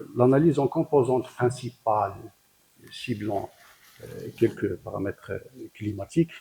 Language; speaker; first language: French; non-native, local second language; Arabic